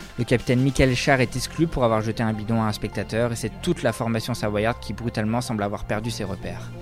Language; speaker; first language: French; native; French